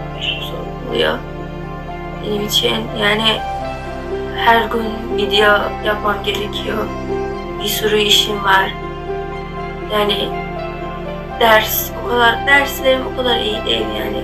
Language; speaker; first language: Turkish; non-native, learner; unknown